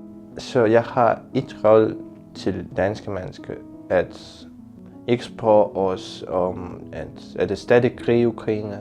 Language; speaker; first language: Danish; non-native, learner; Ukrainian